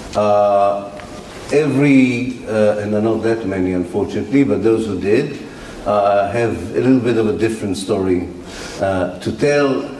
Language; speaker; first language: English; non-native, fluent; Arabic